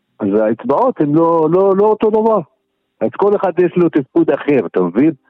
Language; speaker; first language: Hebrew; non-native, local second language; Arabic